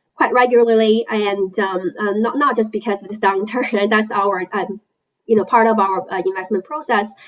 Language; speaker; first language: English; non-native, fluent; Chinese